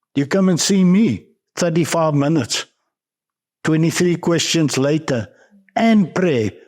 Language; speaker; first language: English; non-native, local second language; Afrikaans